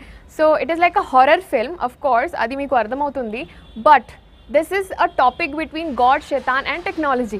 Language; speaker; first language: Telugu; non-native, fluent; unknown